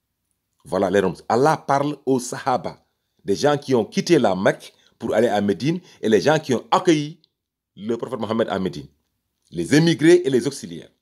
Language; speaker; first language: French; native; French